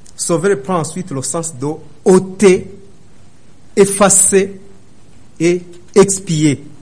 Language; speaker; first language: French; non-native, local second language; Rundi